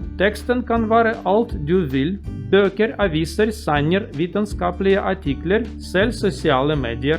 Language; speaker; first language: Norwegian; non-native, learner; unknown